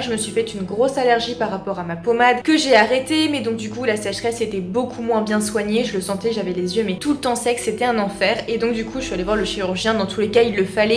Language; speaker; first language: French; native; French